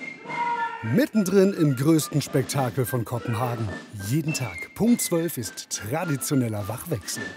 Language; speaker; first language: German; native; German